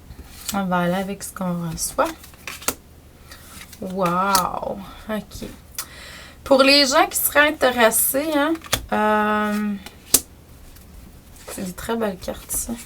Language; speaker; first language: French; native; French